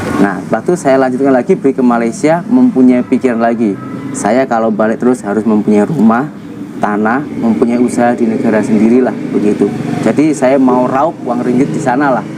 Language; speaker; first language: Indonesian; native; Indonesian